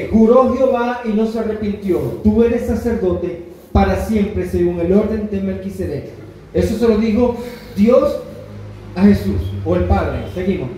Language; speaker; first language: Spanish; native; Spanish